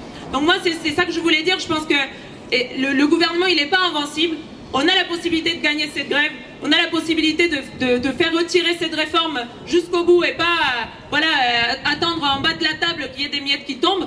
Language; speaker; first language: French; native; French